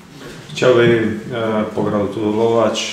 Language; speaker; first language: Polish; non-native, learner; Czech